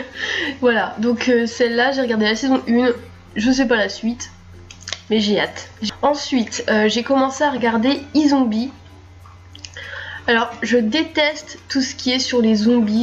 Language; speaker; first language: French; native; French